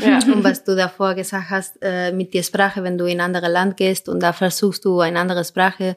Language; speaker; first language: German; non-native, fluent; Spanish